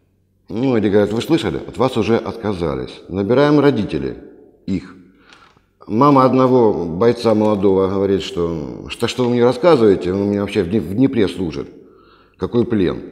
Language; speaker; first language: Russian; native; Russian